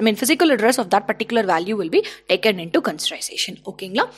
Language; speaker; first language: English; non-native, local second language; Tamil